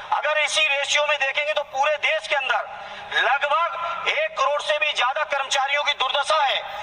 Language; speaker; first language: Hindi; native; Hindi